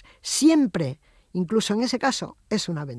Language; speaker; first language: Spanish; native; Spanish